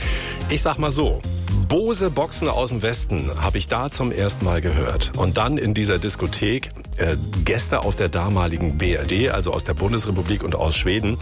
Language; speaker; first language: German; native; German